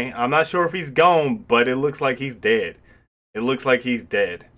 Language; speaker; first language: English; native; English